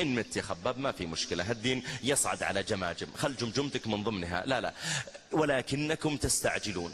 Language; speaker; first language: Arabic; native; Arabic